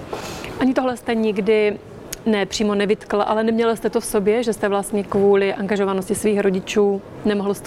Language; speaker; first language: Czech; native; Czech